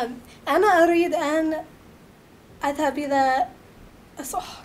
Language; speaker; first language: Arabic; non-native, learner; English